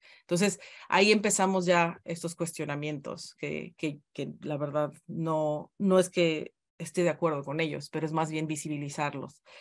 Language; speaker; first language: Spanish; native; Spanish